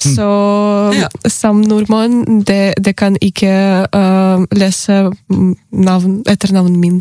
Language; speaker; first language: Norwegian; non-native, learner; Ukrainian